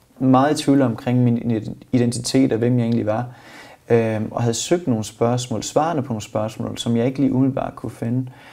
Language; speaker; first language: Danish; native; Danish